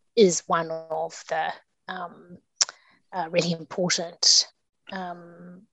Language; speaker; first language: English; native; English